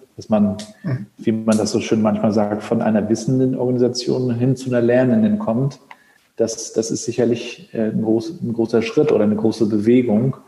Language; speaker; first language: German; native; German